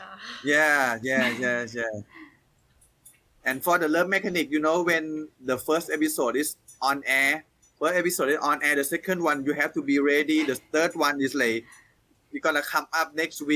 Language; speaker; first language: English; non-native, learner; Thai